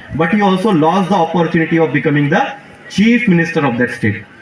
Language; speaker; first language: English; non-native, local second language; Marathi